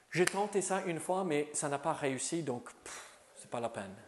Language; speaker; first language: French; native; French